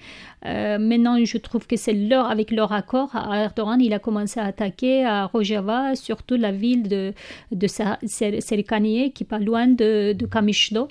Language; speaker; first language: French; non-native, learner; Kurdish